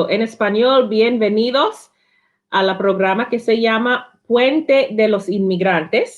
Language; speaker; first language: Spanish; non-native, learner; English